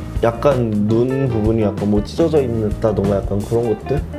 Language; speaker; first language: Korean; native; Korean